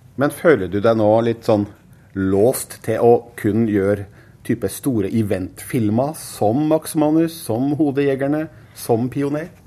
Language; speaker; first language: Norwegian; native; Norwegian